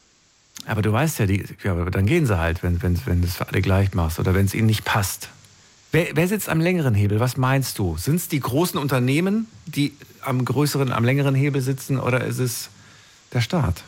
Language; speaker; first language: German; native; German